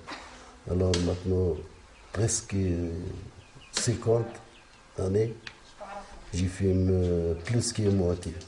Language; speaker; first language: French; non-native, local second language; Arabic